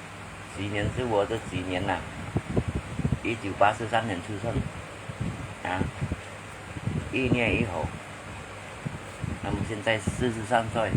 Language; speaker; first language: Chinese; non-native, learner; Hakka Chinese